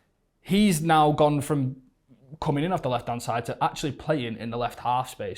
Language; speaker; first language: English; native; English